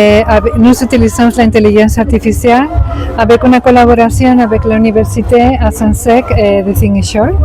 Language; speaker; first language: French; non-native, learner; Spanish